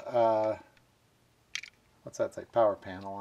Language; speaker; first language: English; native; English